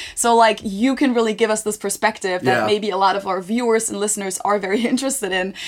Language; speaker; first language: English; non-native, fluent; German